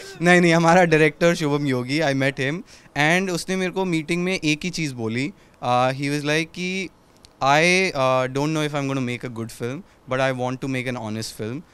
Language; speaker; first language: Hindi; native; Hindi